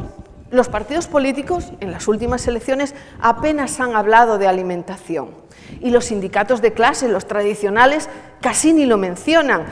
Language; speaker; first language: Spanish; native; Spanish